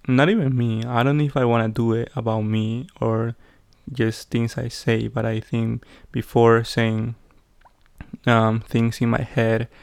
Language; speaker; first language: English; non-native, fluent; Spanish